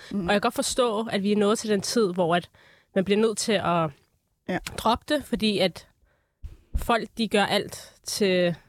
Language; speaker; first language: Danish; early bilingual, other home language; Arabic